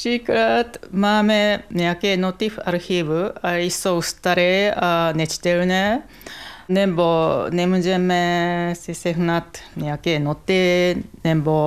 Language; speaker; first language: Czech; non-native, fluent; Japanese